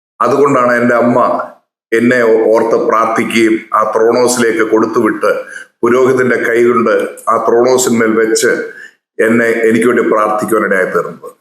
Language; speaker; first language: Malayalam; native; Malayalam